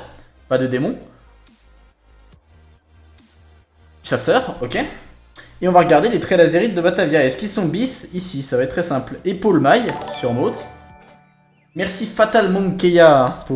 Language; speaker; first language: French; native; French